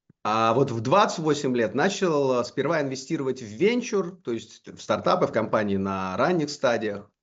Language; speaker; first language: Russian; native; Russian